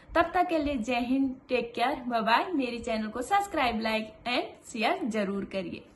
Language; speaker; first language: Hindi; native; Hindi